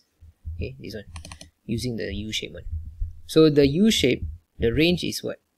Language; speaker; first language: English; non-native, local second language; Malay